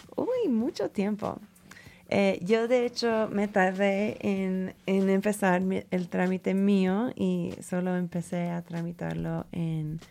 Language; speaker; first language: Spanish; non-native, fluent; English